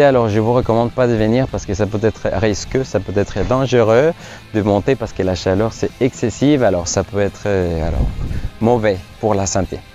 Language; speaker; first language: French; non-native, fluent; Spanish